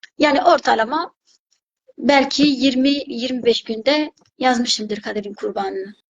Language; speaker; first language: Turkish; non-native, fluent; Arabic